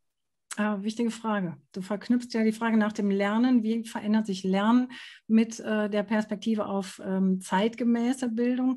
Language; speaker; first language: German; native; German